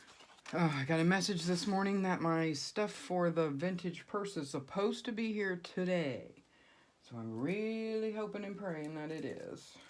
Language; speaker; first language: English; native; English